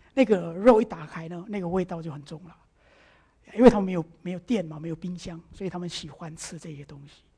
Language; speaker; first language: Chinese; early bilingual, heritage; Chinese